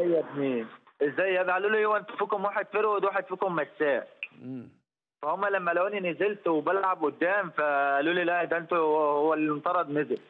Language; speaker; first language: Arabic; native; Arabic